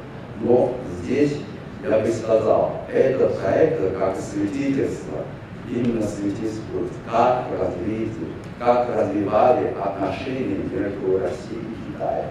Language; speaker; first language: Russian; non-native, fluent; Chinese